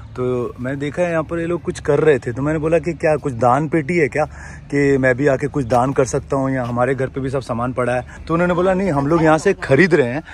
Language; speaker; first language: Hindi; native; Hindi